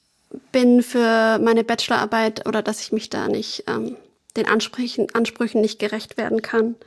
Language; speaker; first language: German; native; German